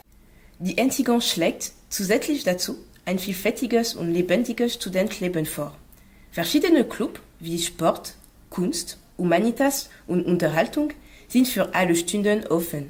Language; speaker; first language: German; non-native, learner; French